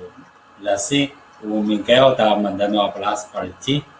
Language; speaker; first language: Portuguese; non-native, learner; Chinese